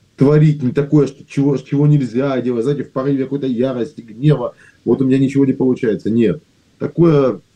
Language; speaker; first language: Russian; native; Russian